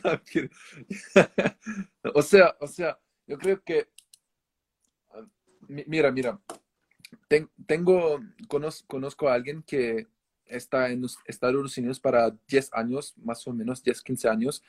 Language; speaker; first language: Spanish; non-native, fluent; French